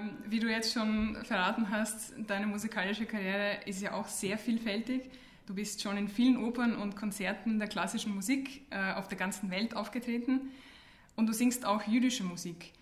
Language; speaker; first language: German; native; German